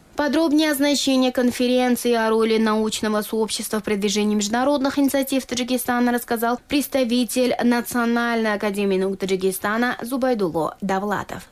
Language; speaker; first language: Russian; non-native, local second language; Tajik